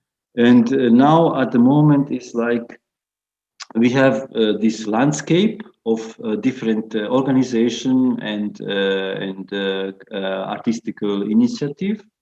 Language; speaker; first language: English; non-native, fluent; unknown